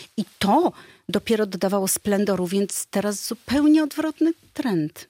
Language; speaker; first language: Polish; native; Polish